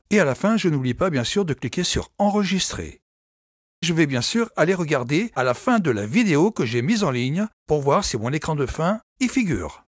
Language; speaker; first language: French; native; French